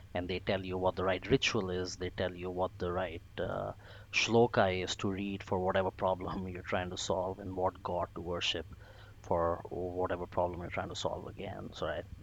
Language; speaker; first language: English; non-native, local second language; Bangla